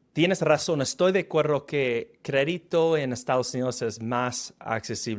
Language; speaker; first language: Spanish; non-native, fluent; English